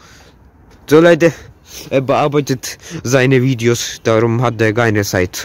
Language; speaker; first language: German; early bilingual, other home language; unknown